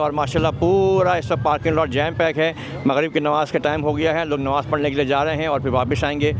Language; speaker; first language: Urdu; native; Urdu